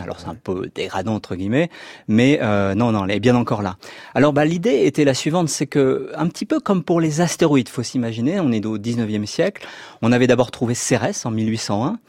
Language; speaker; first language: French; native; French